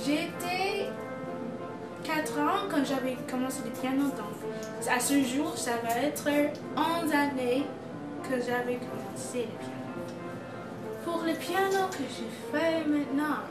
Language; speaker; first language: French; non-native, local second language; English